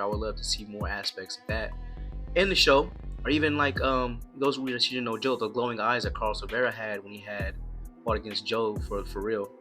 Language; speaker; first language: English; native; English